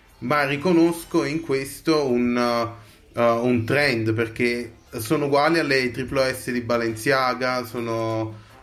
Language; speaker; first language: Italian; native; Italian